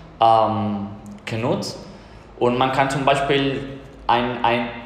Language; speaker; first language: German; non-native, fluent; Spanish